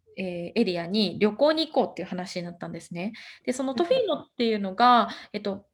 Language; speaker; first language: Japanese; native; Japanese